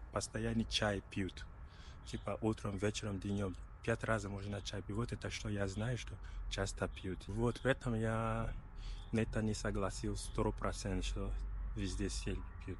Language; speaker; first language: Russian; non-native, learner; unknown